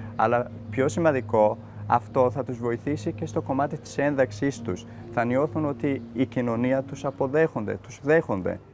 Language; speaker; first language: Greek; non-native, fluent; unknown